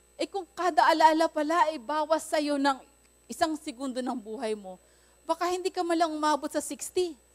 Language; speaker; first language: Filipino; native; Filipino